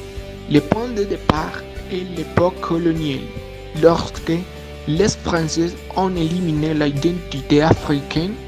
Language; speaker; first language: French; non-native, learner; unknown